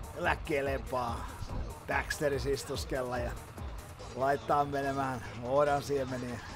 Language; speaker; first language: Finnish; native; Finnish